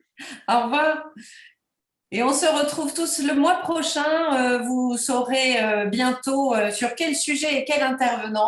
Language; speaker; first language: French; native; French